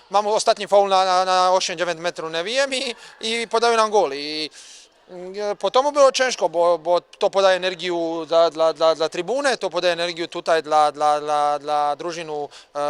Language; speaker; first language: Polish; non-native, learner; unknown